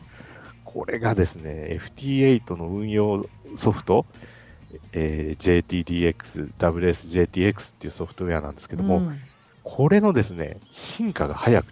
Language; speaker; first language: Japanese; native; Japanese